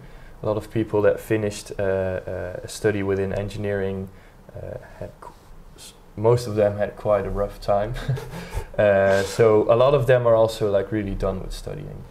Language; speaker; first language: English; non-native, fluent; Dutch